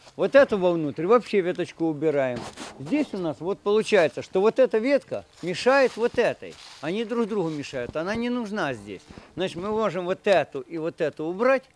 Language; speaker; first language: Russian; non-native, local second language; Ukrainian